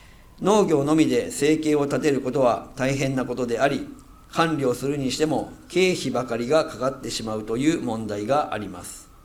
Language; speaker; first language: Japanese; native; Japanese